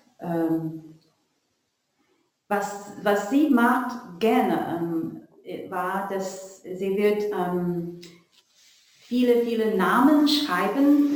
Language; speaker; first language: German; non-native, learner; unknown